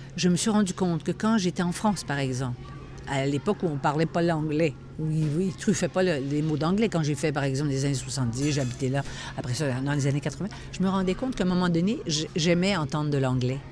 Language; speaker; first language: French; native; French